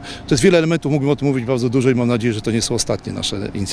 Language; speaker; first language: Polish; native; Polish